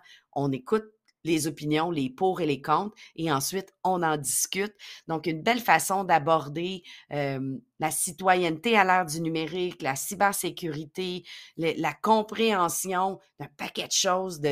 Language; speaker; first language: French; native; French